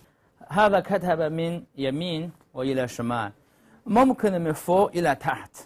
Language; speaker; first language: Arabic; non-native, learner; Chinese